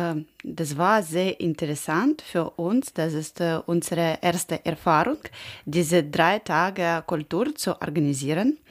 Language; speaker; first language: German; non-native, learner; Ukrainian